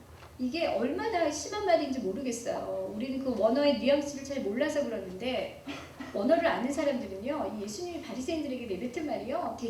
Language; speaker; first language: Korean; native; Korean